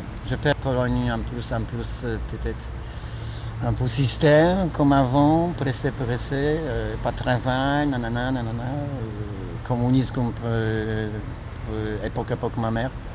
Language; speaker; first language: French; non-native, learner; Polish